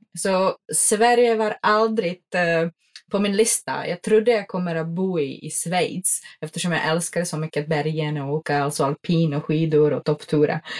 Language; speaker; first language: Swedish; non-native, fluent; Czech